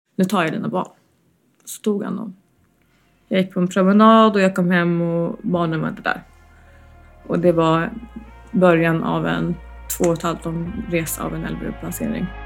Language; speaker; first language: Swedish; early bilingual, heritage; Swedish